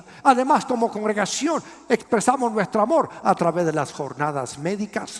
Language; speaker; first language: Spanish; native; Spanish